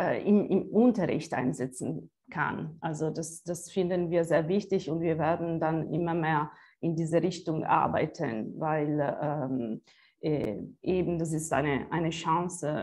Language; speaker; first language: German; non-native, fluent; Italian